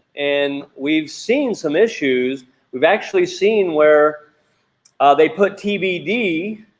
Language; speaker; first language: English; native; English